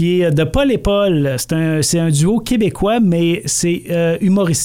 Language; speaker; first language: French; native; French